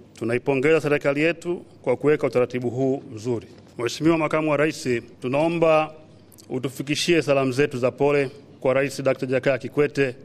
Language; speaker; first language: Swahili; native; Swahili